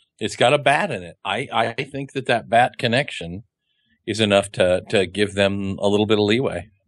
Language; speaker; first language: English; native; English